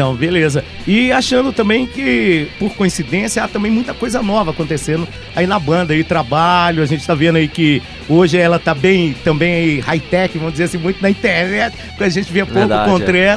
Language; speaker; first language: Portuguese; native; Portuguese